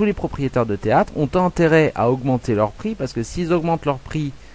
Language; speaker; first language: French; native; French